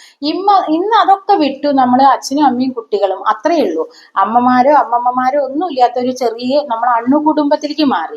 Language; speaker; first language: Malayalam; native; Malayalam